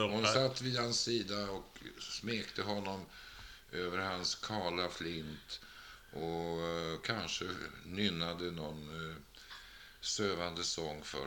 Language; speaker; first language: Swedish; native; Swedish